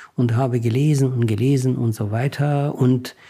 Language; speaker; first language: German; non-native, fluent; Persian